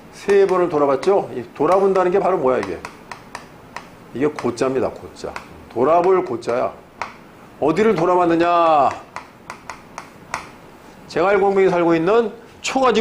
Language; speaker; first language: Korean; native; Korean